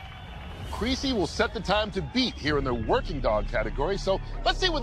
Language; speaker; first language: English; native; English